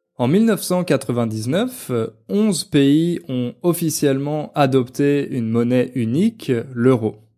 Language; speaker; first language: French; native; French